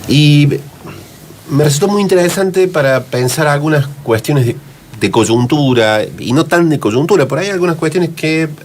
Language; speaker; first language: Spanish; native; Spanish